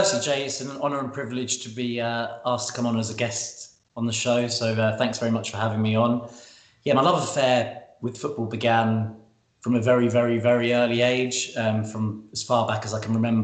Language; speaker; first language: English; native; English